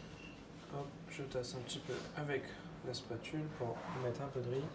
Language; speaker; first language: French; native; French